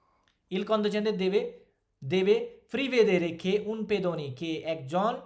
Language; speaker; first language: Italian; non-native, fluent; Bangla